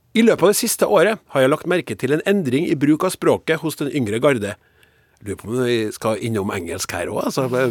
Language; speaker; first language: Norwegian; native; Norwegian